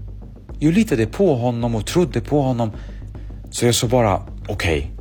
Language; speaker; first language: Swedish; early bilingual, other home language; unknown